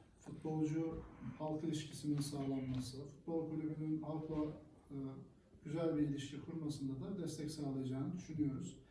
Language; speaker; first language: Turkish; native; Turkish